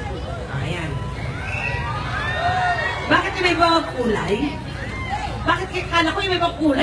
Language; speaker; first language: Filipino; native; Filipino